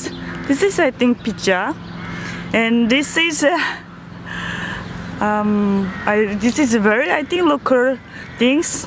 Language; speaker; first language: English; non-native, learner; Korean